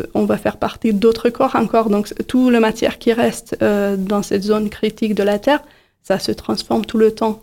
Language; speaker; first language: French; non-native, fluent; Hungarian